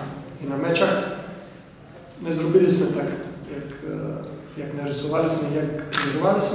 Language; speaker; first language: Polish; non-native, learner; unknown